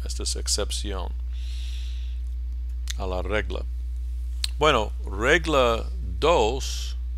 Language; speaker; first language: Spanish; non-native, fluent; English